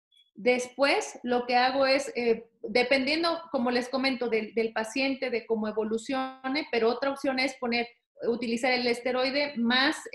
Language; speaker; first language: Spanish; native; Spanish